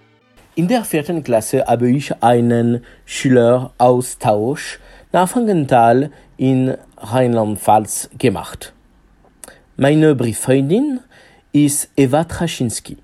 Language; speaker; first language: German; non-native, fluent; French